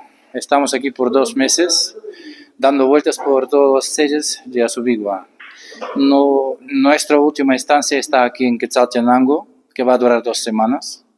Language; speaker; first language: Spanish; non-native, fluent; Bulgarian